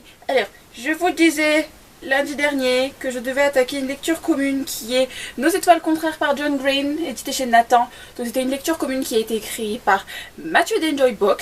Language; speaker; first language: French; native; French